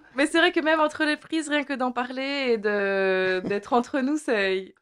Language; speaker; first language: French; native; French